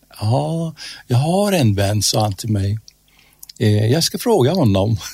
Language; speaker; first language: Swedish; non-native, fluent; Persian